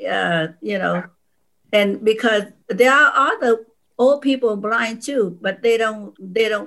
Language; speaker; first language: English; non-native, fluent; Vietnamese